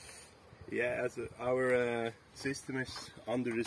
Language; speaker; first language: English; non-native, learner; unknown